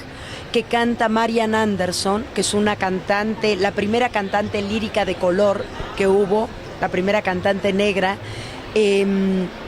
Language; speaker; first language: Spanish; native; Spanish